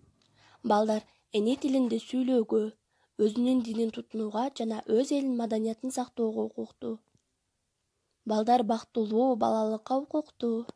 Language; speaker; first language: Kyrgyz; native; Kyrgyz